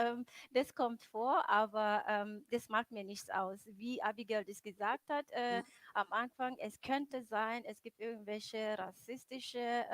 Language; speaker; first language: German; non-native, fluent; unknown